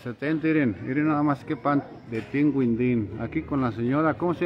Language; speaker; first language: Spanish; native; Spanish